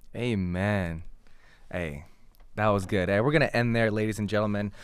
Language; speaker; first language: English; native; English